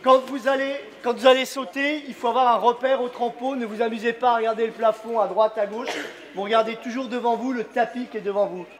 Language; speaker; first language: French; native; French